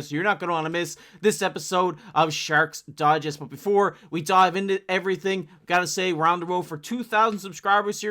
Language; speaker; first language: English; native; English